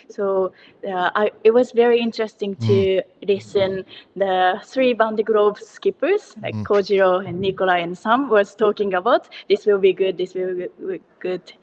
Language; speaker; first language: English; non-native, learner; Japanese